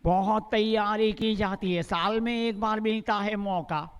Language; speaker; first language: Hindi; non-native, local second language; Gujarati